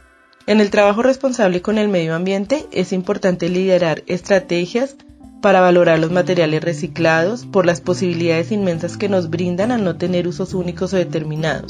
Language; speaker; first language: Spanish; native; Spanish